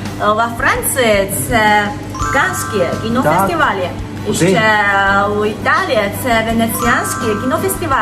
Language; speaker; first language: Ukrainian; non-native, learner; Chinese